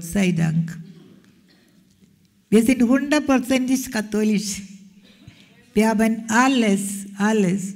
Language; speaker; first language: German; non-native, fluent; Malayalam